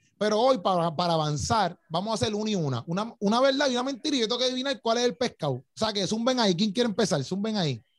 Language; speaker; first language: Spanish; native; Spanish